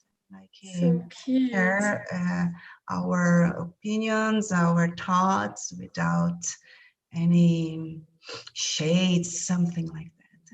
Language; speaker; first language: English; non-native, learner; Portuguese